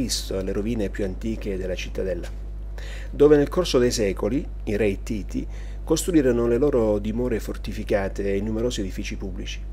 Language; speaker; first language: Italian; native; Italian